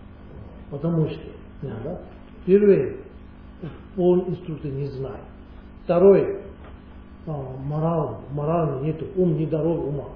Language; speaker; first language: Russian; non-native, learner; Tibetan